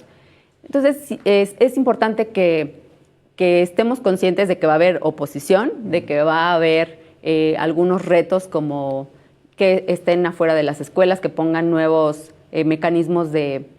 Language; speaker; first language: Spanish; native; Spanish